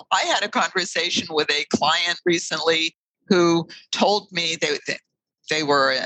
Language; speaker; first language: English; native; English